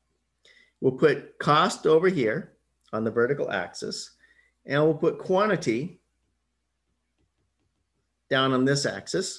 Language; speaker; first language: English; native; English